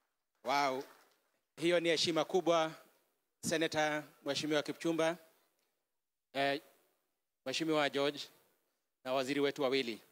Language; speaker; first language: Swahili; non-native, local second language; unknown